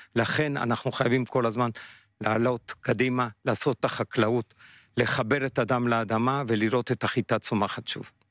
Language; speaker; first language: Hebrew; non-native, fluent; Spanish